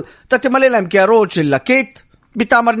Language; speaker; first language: Hebrew; native; Hebrew